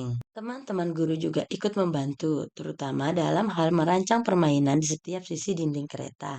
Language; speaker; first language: Indonesian; native; Indonesian